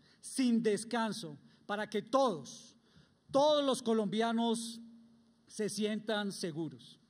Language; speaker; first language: Spanish; native; Spanish